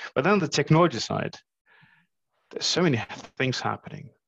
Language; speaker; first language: English; non-native, fluent; Morisyen